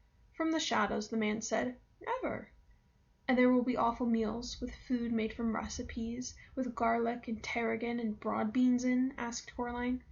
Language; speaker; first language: English; native; English